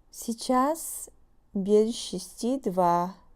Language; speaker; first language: Russian; non-native, fluent; English